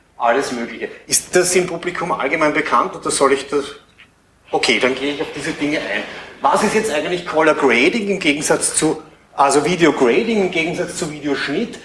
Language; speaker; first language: German; native; German